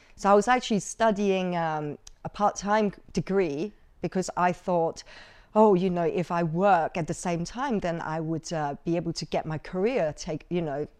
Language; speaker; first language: English; early bilingual, other home language; Cantonese